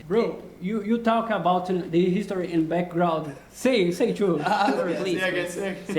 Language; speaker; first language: English; non-native, learner; Portuguese